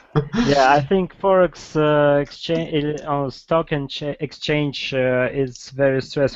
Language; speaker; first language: English; non-native, fluent; Russian